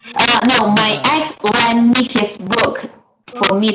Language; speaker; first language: English; non-native, learner; Indonesian